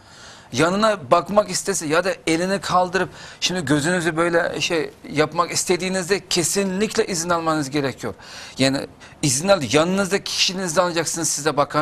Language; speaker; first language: Turkish; non-native, fluent; Uyghur